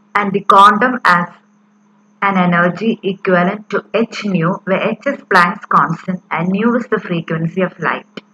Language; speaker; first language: English; non-native, local second language; Malayalam